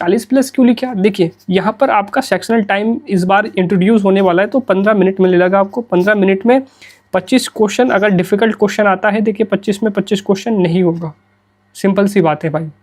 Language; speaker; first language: Hindi; native; Hindi